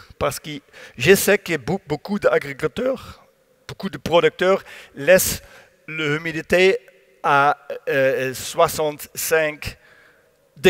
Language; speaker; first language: French; non-native, learner; Dutch